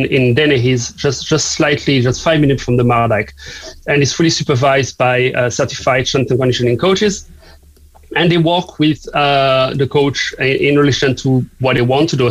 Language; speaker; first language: English; non-native, fluent; French